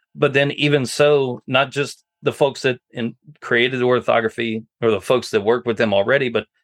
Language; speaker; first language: English; native; English